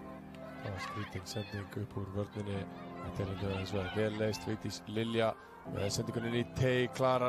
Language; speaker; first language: Icelandic; native; Icelandic